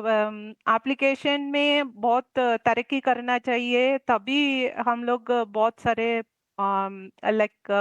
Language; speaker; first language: Hindi; non-native, local second language; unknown